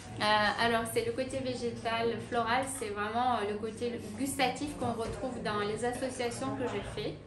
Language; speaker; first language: French; non-native, fluent; Romanian